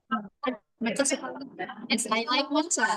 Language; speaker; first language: English; non-native, learner; Indonesian